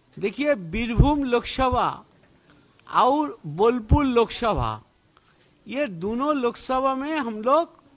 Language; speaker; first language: Hindi; non-native, local second language; Bangla